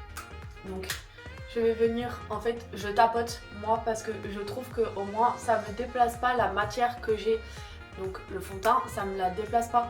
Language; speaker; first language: French; native; French